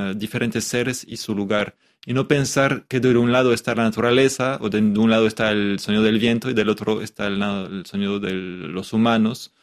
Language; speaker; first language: Spanish; non-native, fluent; French